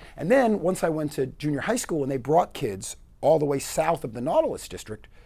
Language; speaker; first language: English; native; English